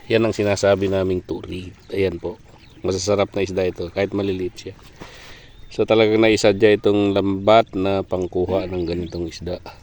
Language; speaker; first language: Filipino; native; Filipino